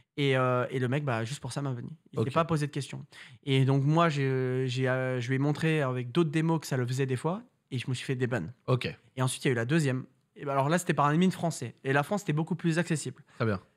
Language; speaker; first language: French; native; French